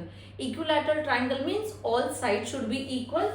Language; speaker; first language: English; non-native, local second language; Hindi